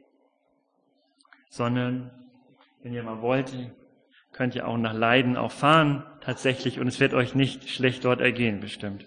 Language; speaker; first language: German; native; German